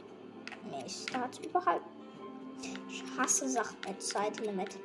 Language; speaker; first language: German; native; German